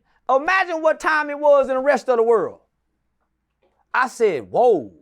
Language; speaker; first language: English; native; English